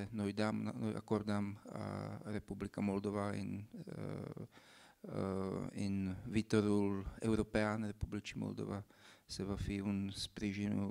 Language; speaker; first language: Romanian; non-native, fluent; Czech